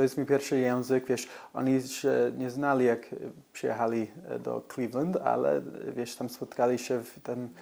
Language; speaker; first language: Polish; early bilingual, heritage; English